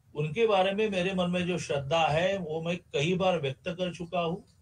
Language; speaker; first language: Hindi; non-native, local second language; Marathi